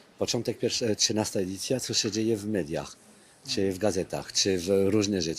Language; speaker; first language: Polish; non-native, fluent; French